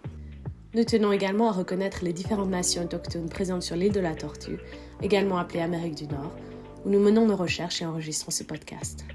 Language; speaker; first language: French; native; French